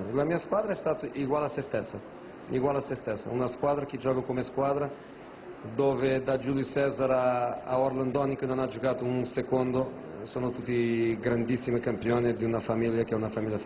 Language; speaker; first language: Italian; non-native, fluent; Portuguese